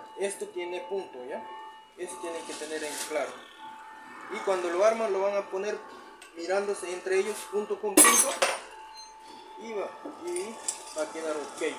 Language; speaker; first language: Spanish; native; Spanish